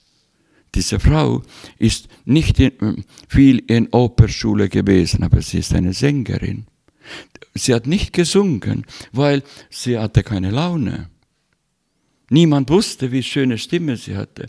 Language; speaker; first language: German; non-native, fluent; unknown